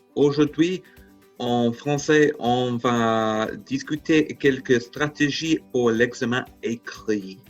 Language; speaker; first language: French; non-native, fluent; English